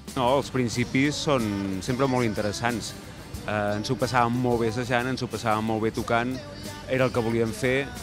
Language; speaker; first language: Catalan; native; Catalan